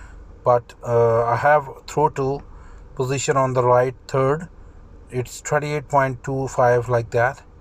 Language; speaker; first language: English; non-native, fluent; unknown